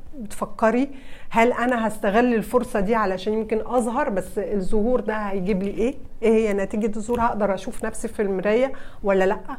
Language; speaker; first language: Arabic; early bilingual, heritage; Arabic